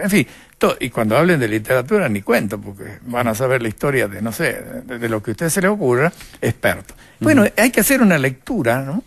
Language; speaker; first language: Spanish; native; Spanish